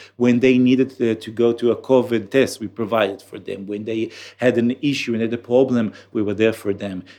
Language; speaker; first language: English; non-native, fluent; Hebrew